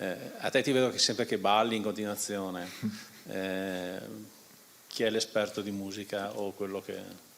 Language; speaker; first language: Italian; native; Italian